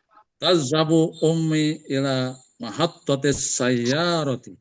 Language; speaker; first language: Arabic; non-native, learner; Indonesian